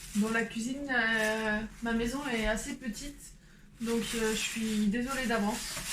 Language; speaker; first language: French; early bilingual, other home language; Polish